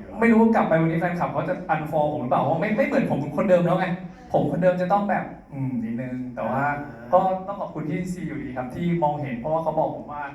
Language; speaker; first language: Thai; native; Thai